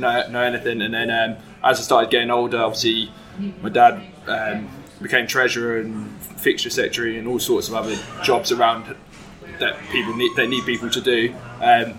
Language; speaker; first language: English; native; English